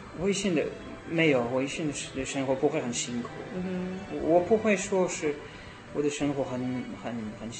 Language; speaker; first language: Chinese; non-native, learner; French